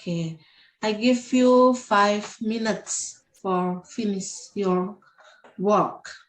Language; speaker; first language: English; non-native, fluent; Indonesian